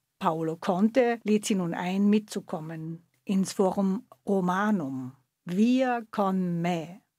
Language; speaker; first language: German; native; German